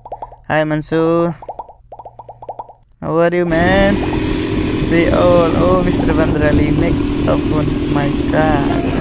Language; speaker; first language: English; non-native, learner; Nepali